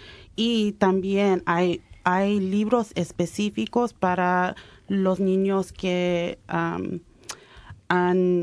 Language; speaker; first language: Spanish; early bilingual, heritage; Spanish